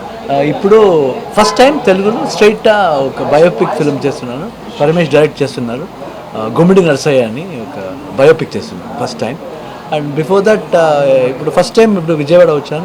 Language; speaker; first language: Telugu; non-native, learner; Kannada